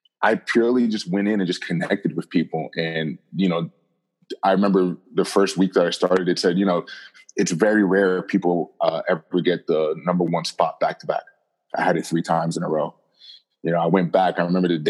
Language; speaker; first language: English; native; English